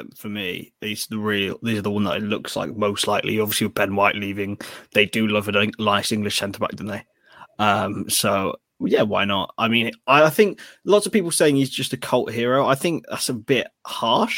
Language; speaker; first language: English; native; English